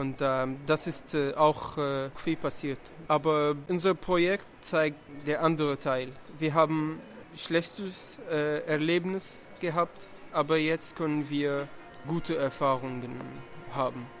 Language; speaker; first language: German; non-native, learner; Arabic